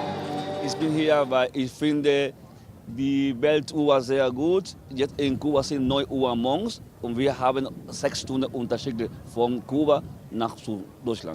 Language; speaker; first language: German; non-native, learner; Spanish